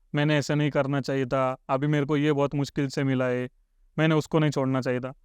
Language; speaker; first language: Hindi; non-native, local second language; Marathi